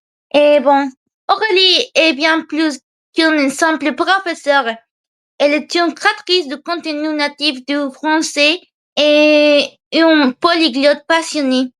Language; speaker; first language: French; non-native, learner; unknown